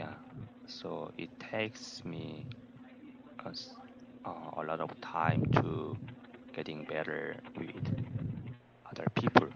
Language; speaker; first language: English; non-native, learner; Korean